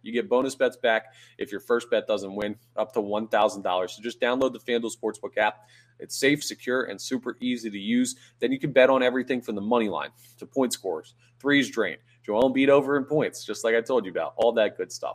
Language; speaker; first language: English; native; English